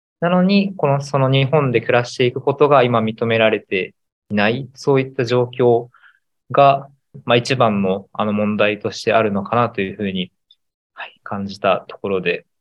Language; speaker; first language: Japanese; native; Japanese